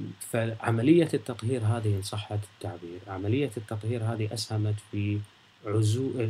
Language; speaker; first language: Arabic; native; Arabic